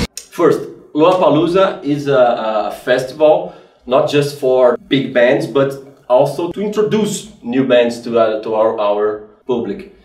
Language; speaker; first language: English; non-native, fluent; Portuguese